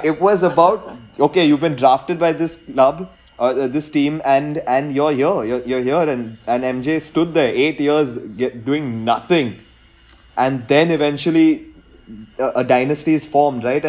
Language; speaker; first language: English; non-native, local second language; Hindi